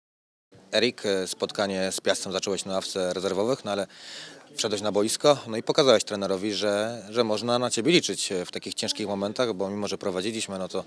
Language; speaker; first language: Polish; native; Polish